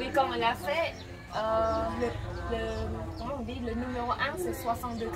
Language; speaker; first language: French; non-native, learner; Khmer